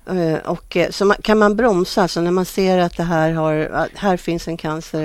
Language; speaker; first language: Swedish; native; Swedish